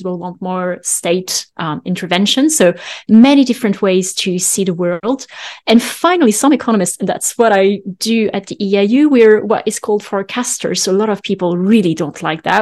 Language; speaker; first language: English; non-native, fluent; French